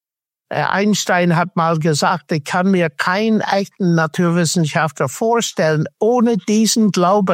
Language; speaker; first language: German; non-native, fluent; English